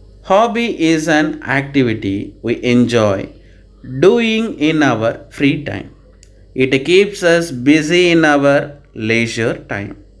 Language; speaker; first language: English; non-native, local second language; Tamil